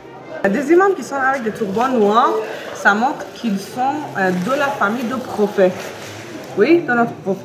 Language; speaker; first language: French; non-native, learner; Persian